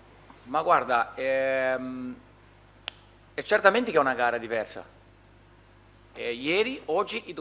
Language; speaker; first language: Italian; non-native, fluent; Portuguese